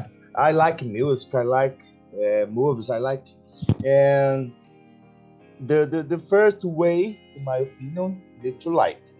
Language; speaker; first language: English; non-native, learner; Portuguese